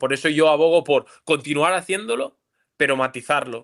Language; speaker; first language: Spanish; native; Spanish